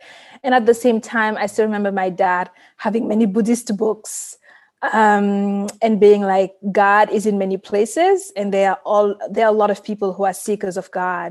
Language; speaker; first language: English; non-native, fluent; Wolof